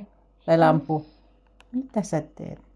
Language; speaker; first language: Finnish; non-native, learner; Bikol